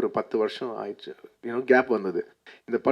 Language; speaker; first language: Tamil; non-native, local second language; Telugu